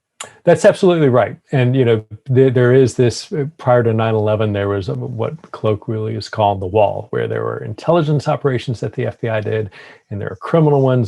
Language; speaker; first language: English; native; English